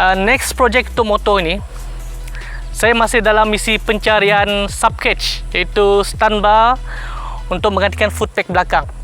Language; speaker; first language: Malay; non-native, local second language; Iban